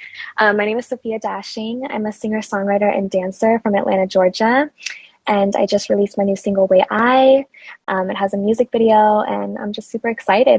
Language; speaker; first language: English; native; English